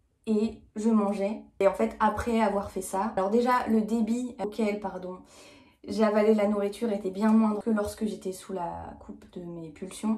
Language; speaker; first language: French; native; French